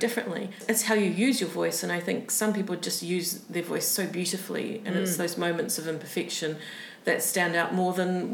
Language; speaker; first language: English; native; English